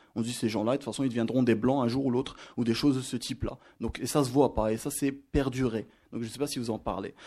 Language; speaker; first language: French; non-native, local second language; Arabic